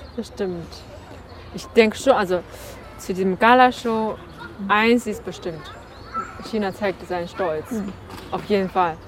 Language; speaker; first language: German; non-native, fluent; Chinese